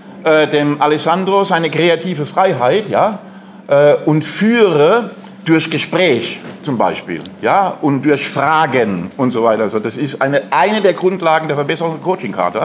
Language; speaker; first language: German; native; German